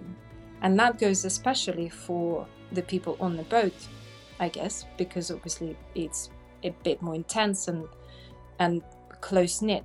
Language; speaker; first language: English; non-native, fluent; Russian